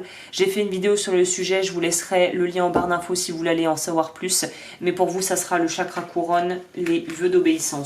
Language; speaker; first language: French; native; French